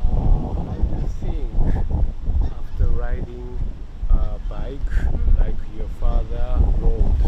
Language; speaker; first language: English; non-native, learner; Japanese